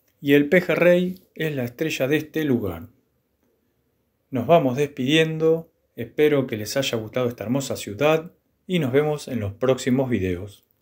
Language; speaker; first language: Spanish; native; Spanish